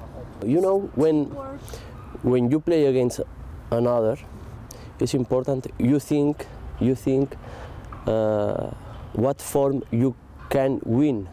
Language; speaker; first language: English; non-native, learner; Spanish